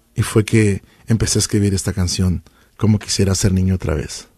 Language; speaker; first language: Spanish; native; Spanish